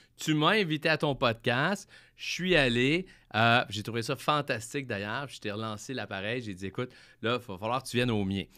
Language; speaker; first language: French; native; French